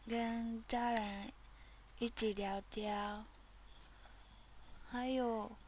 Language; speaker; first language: Chinese; non-native, learner; Japanese